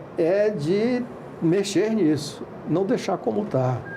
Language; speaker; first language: Portuguese; native; Portuguese